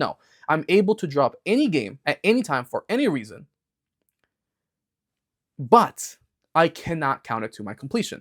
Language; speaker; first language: English; native; English